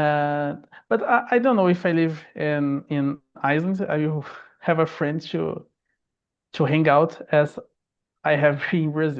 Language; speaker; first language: English; non-native, learner; Portuguese